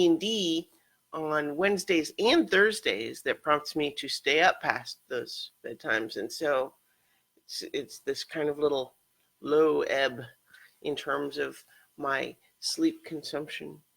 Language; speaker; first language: English; native; English